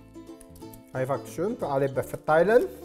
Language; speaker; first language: German; non-native, learner; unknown